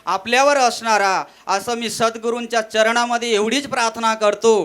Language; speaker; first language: Marathi; non-native, local second language; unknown